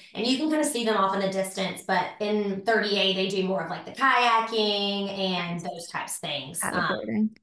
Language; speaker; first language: English; native; English